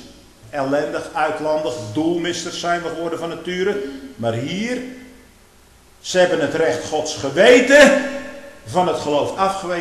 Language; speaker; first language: Dutch; native; Dutch